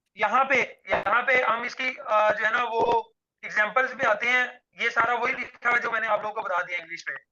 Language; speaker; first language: Urdu; non-native, local second language; Punjabi